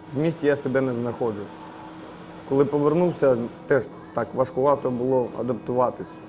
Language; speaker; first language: Ukrainian; non-native, local second language; Russian